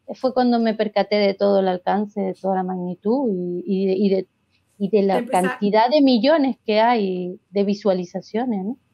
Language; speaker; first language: Spanish; native; Spanish